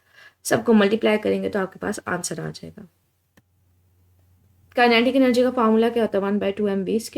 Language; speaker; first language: Hindi; non-native, local second language; Punjabi